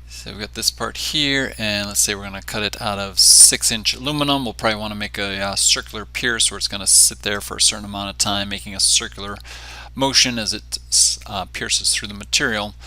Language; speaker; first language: English; native; English